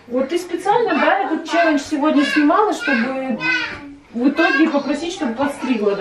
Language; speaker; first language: Russian; native; Russian